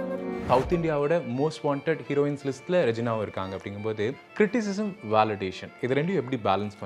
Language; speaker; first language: Tamil; native; Tamil